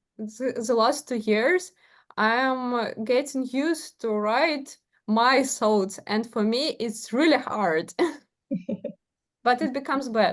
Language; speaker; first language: English; non-native, learner; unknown